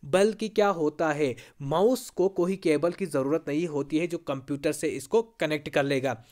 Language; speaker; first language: Hindi; non-native, local second language; Kashmiri